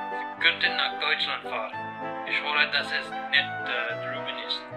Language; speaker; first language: German; non-native, learner; English